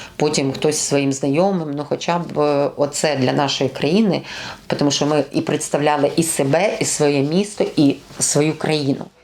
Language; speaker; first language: Ukrainian; native; Ukrainian